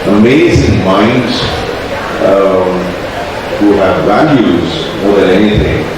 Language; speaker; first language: English; non-native, local second language; Kannada